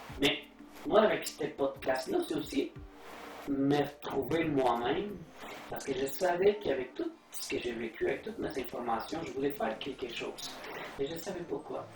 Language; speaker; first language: French; non-native, fluent; Spanish